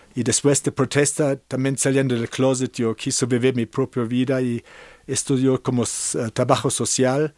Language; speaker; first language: Spanish; non-native, fluent; German